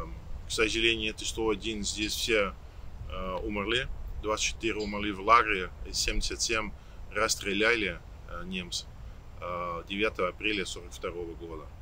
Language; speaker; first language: Russian; non-native, fluent; Dutch